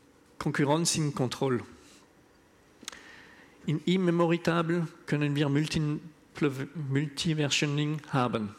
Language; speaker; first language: German; non-native, learner; French